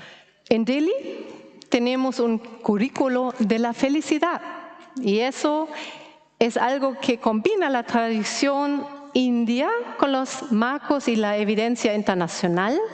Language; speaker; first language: Spanish; non-native, fluent; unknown